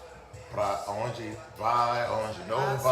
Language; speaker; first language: Portuguese; non-native, learner; English